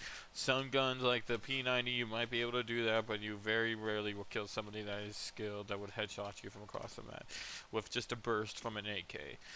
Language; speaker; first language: English; native; English